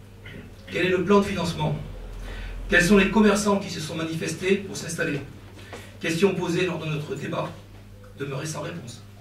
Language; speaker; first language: French; native; French